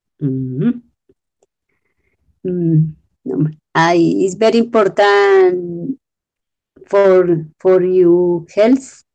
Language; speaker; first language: English; non-native, learner; Spanish